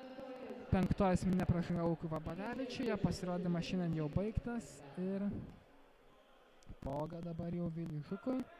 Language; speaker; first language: Lithuanian; native; Lithuanian